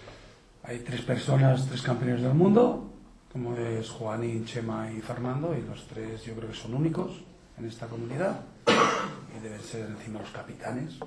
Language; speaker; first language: Spanish; native; Spanish